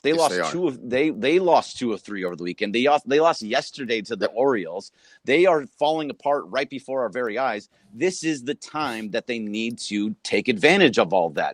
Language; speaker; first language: English; native; English